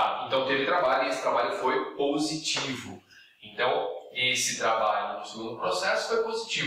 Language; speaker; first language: Portuguese; native; Portuguese